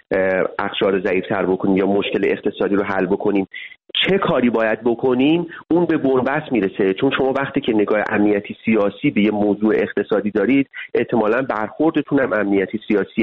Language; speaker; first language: Persian; native; Persian